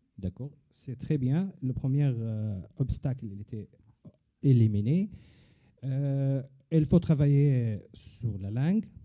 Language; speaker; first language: French; non-native, learner; Arabic